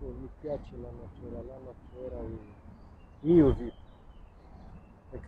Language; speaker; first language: Italian; non-native, learner; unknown